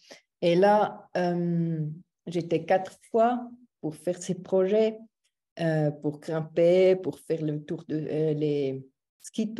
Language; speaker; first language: French; non-native, local second language; German